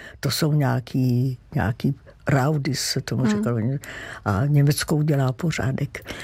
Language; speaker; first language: Czech; native; Czech